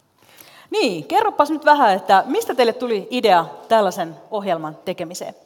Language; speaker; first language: Finnish; native; Finnish